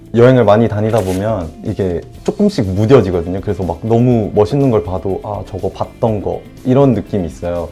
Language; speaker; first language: Korean; native; Korean